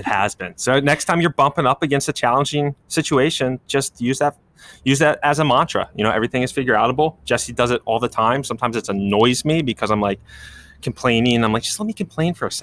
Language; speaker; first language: English; native; English